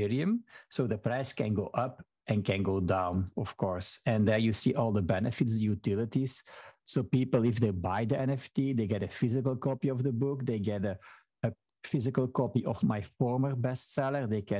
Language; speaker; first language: English; non-native, fluent; Dutch